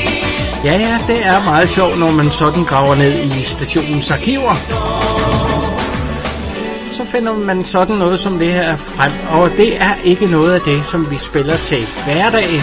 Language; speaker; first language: Danish; native; Danish